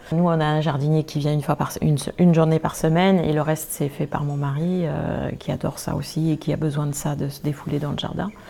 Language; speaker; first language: French; non-native, fluent; German